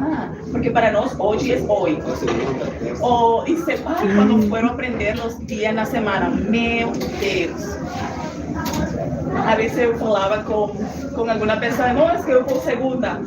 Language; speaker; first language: Portuguese; non-native, learner; Spanish